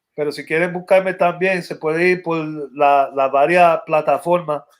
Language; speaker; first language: Spanish; early bilingual, other home language; English